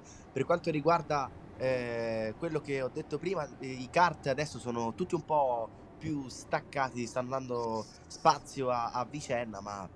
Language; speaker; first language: Italian; native; Italian